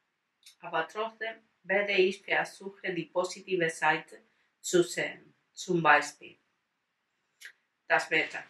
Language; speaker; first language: German; non-native, learner; Spanish